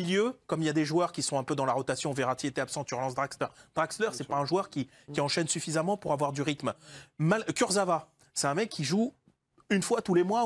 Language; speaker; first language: French; native; French